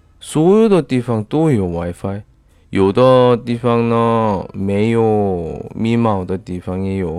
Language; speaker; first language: Chinese; non-native, fluent; Korean